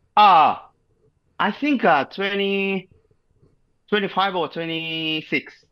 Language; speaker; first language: English; non-native, learner; Japanese